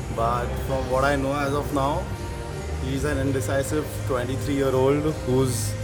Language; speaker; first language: English; non-native, local second language; Marathi